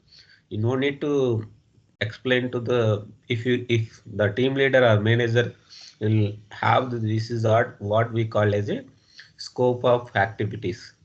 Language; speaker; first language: English; non-native, local second language; Telugu